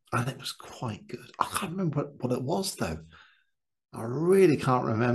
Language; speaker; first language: English; native; English